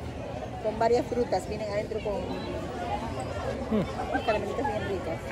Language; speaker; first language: Spanish; native; Spanish